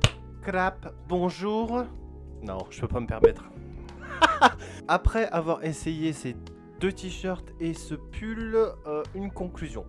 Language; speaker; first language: French; native; French